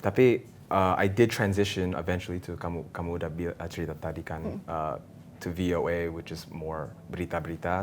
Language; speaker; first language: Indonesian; early bilingual, heritage; English